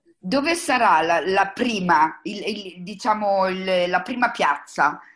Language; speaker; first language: Italian; native; Italian